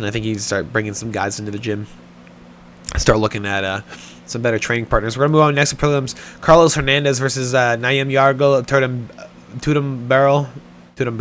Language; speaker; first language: English; native; English